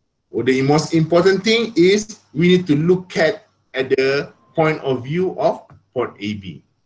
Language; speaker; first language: English; non-native, local second language; Malay